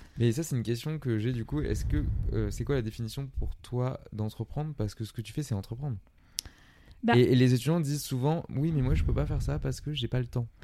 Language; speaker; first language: French; native; French